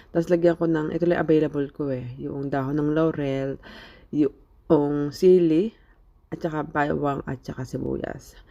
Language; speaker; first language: Filipino; native; Filipino